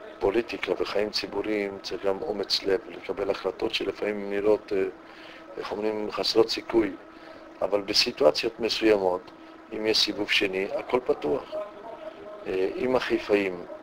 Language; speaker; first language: Hebrew; early bilingual, other home language; Romanian